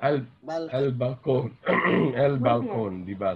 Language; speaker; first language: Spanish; non-native, learner; Hindi